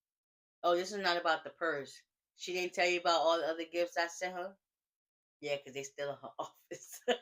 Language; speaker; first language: English; native; English